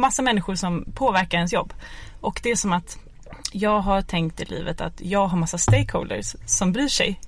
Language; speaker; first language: Swedish; native; Swedish